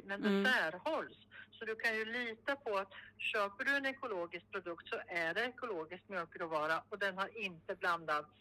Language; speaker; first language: Swedish; native; Swedish